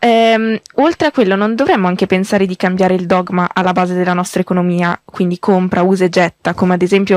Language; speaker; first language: Italian; native; Italian